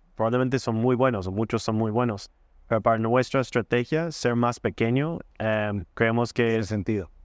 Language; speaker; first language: Spanish; non-native, fluent; English